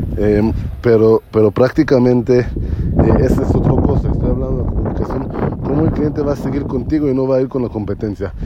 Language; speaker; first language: Spanish; non-native, learner; Hebrew